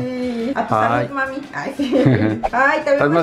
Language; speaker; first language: Japanese; non-native, learner; Spanish